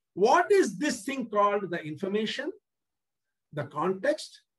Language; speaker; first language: English; non-native, local second language; Tamil